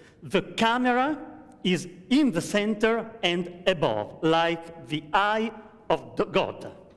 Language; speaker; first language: English; non-native, fluent; Italian